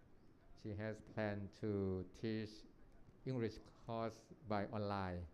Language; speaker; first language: English; non-native, learner; Thai